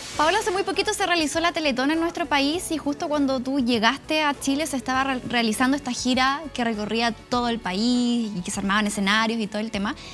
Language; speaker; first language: Spanish; native; Spanish